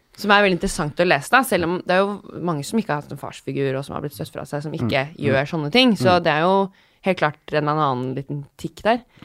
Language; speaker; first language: Norwegian; native; Norwegian